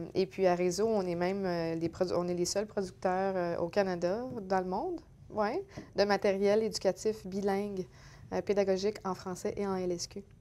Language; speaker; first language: French; native; French